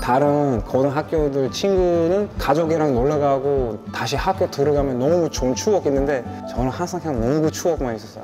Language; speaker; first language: Korean; non-native, learner; English